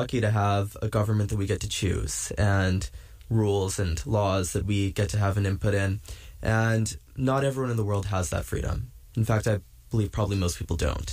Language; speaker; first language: English; native; English